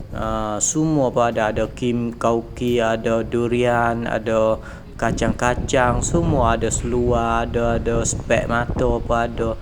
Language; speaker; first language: Malay; native; Malay